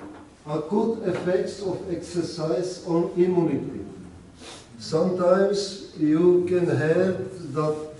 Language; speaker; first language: English; non-native, learner; Czech